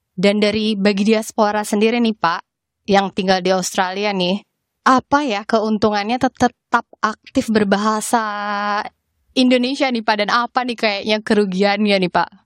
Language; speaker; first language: Indonesian; native; Indonesian